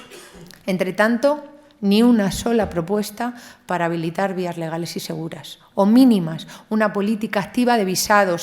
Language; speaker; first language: Spanish; native; Spanish